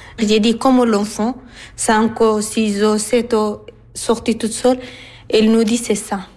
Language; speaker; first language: French; non-native, learner; Arabic